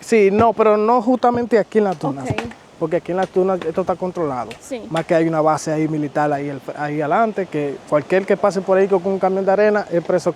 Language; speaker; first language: Spanish; native; Spanish